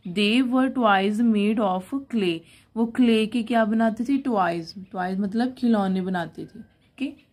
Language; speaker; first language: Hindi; non-native, local second language; Punjabi